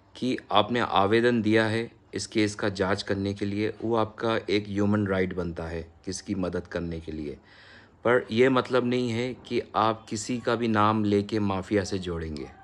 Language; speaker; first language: Hindi; native; Hindi